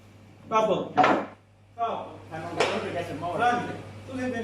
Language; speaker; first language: Italian; non-native, learner; Urdu